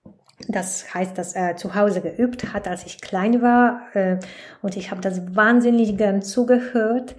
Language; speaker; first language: German; non-native, fluent; Polish